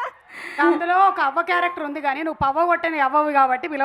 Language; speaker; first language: Telugu; native; Telugu